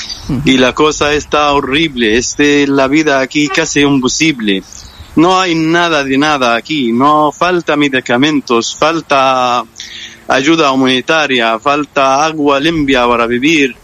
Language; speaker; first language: Spanish; non-native, fluent; Arabic